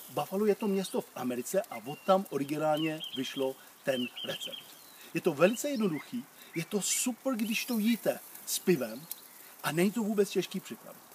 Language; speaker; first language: Czech; non-native, fluent; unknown